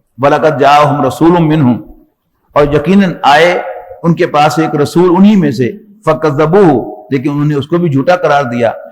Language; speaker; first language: Urdu; non-native, local second language; Punjabi